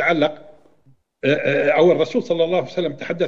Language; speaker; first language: Arabic; native; Arabic